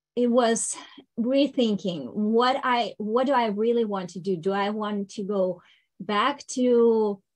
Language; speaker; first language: English; non-native, fluent; Ukrainian